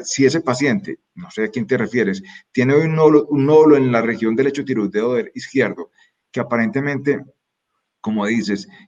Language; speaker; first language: Spanish; native; Spanish